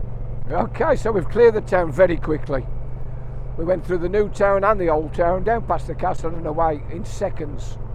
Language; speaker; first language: English; native; English